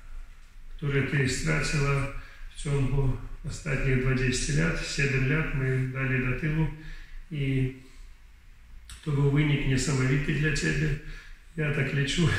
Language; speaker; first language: Polish; non-native, learner; Russian